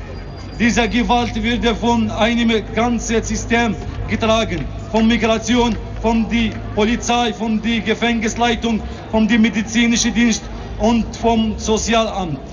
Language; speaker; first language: German; non-native, learner; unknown